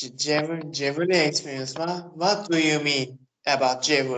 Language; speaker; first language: English; non-native, learner; Turkish